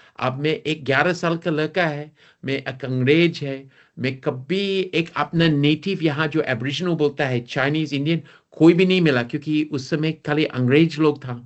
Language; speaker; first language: Hindi; non-native, fluent; English